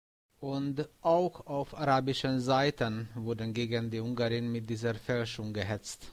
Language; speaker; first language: German; non-native, fluent; Hungarian